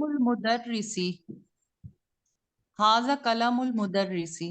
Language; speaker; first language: Arabic; non-native, learner; Urdu